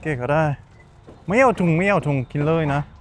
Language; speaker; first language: Thai; non-native, learner; Russian